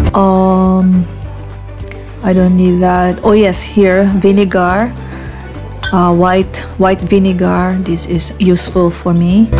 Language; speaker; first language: English; non-native, local second language; Filipino